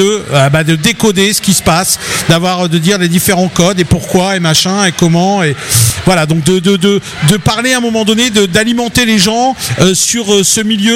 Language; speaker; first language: French; native; French